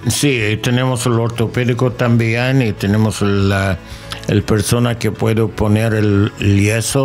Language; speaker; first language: Spanish; non-native, learner; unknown